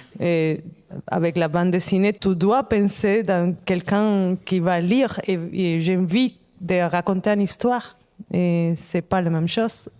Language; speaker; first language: French; non-native, fluent; Spanish